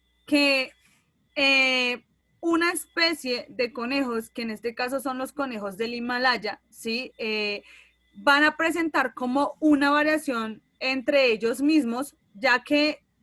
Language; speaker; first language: Spanish; native; Spanish